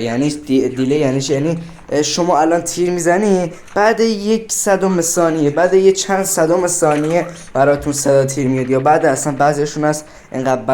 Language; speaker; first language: Persian; native; Persian